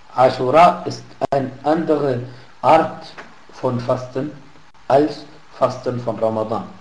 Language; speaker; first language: German; non-native, fluent; Arabic